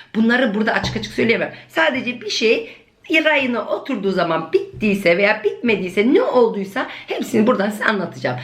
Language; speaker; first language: Turkish; early bilingual, heritage; Turkish